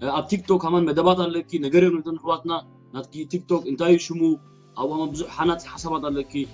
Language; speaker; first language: Tigrinya; early bilingual, heritage; Tigrinya